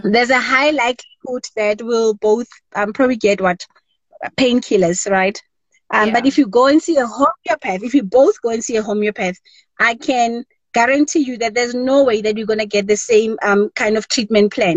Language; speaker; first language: English; non-native, local second language; Tswana